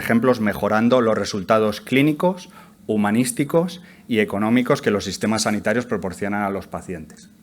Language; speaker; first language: Spanish; native; Spanish